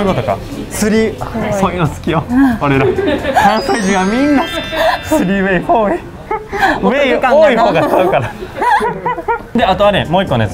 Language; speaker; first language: Japanese; native; Japanese